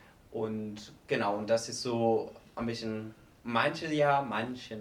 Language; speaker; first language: German; non-native, fluent; Spanish